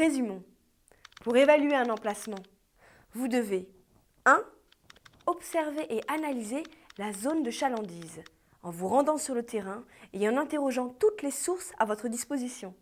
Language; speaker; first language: French; native; French